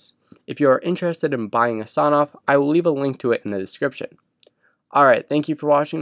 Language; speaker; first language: English; native; English